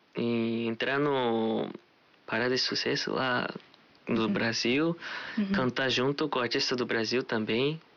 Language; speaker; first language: Portuguese; early bilingual, heritage; Portuguese